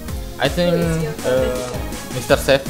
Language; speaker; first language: English; non-native, learner; Indonesian